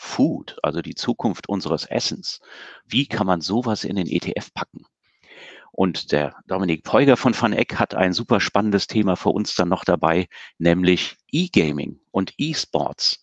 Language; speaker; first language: German; native; German